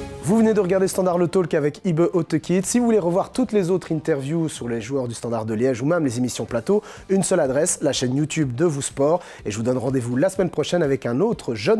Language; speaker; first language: French; native; French